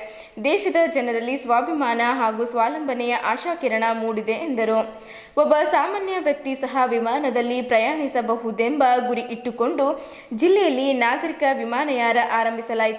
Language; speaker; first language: Kannada; native; Kannada